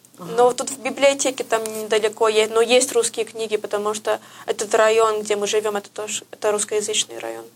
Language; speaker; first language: Russian; early bilingual, heritage; Russian